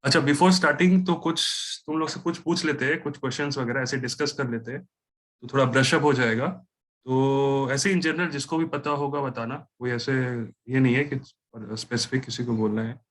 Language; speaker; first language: Hindi; non-native, local second language; Bangla